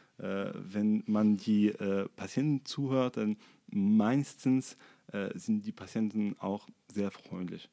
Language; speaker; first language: German; non-native, fluent; Arabic